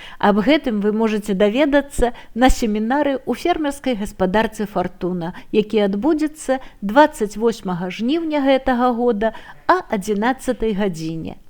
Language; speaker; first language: Belarusian; native; Belarusian